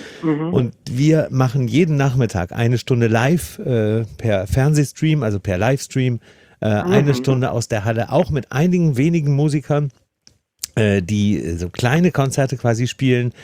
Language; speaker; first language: German; native; German